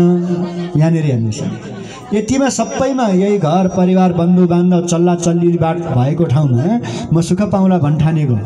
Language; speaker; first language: Nepali; native; Nepali